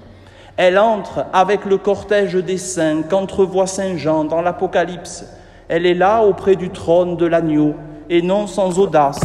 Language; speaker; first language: French; native; French